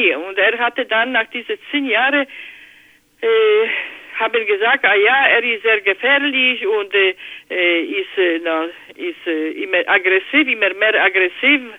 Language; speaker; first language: German; non-native, learner; Polish